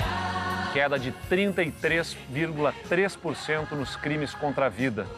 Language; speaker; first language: Portuguese; native; Portuguese